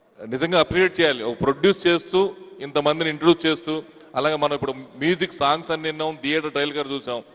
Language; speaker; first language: Telugu; native; Telugu